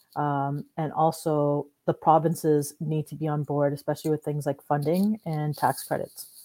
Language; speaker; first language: English; native; English